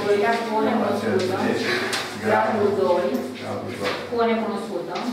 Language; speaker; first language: Romanian; native; Romanian